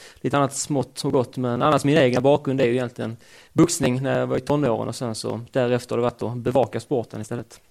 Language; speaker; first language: Swedish; native; Swedish